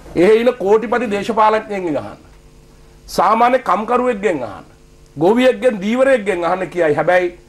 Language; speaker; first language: Sinhala; native; Sinhala